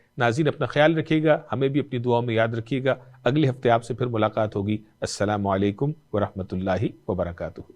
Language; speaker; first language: Urdu; native; Urdu